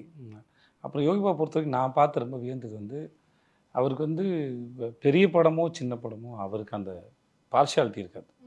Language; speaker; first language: Tamil; native; Tamil